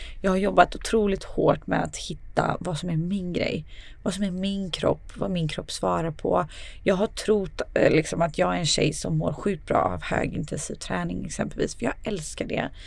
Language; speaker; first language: Swedish; early bilingual, other home language; Serbian